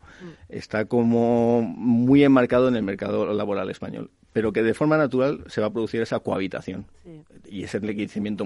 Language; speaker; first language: Spanish; native; Spanish